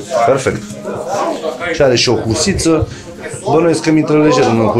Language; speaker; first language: Romanian; native; Romanian